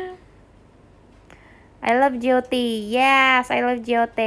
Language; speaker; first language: Indonesian; native; Indonesian